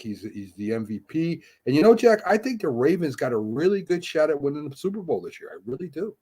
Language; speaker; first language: English; native; English